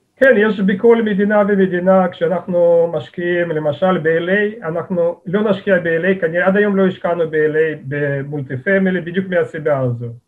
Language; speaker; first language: Hebrew; native; Hebrew